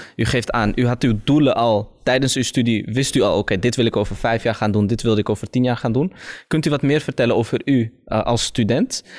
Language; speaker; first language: Dutch; early bilingual, other home language; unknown